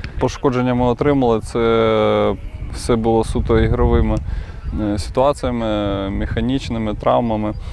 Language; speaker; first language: Ukrainian; non-native, local second language; Russian